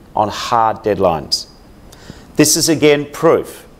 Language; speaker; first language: English; native; English